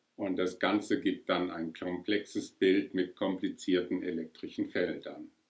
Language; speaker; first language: German; native; German